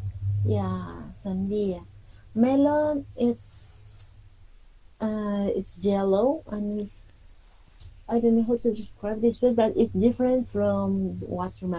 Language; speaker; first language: English; non-native, fluent; Spanish